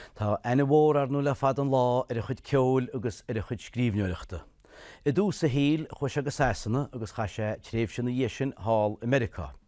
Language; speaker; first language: Irish; native; Irish